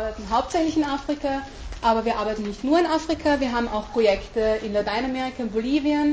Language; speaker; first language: German; native; German